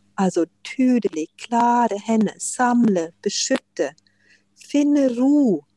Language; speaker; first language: Norwegian; non-native, fluent; German